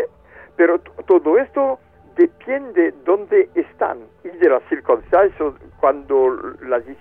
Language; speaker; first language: Spanish; non-native, fluent; French